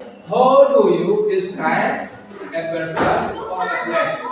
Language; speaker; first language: English; non-native, learner; Indonesian